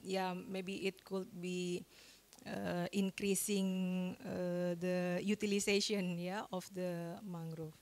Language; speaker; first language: English; non-native, fluent; Indonesian